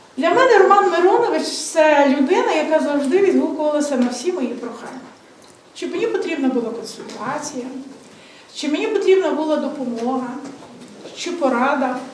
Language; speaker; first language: Ukrainian; native; Ukrainian